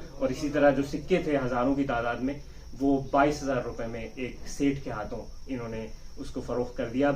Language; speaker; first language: Urdu; native; Urdu